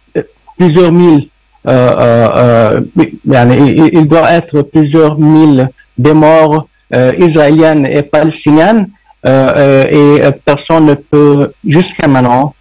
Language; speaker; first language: French; non-native, fluent; Arabic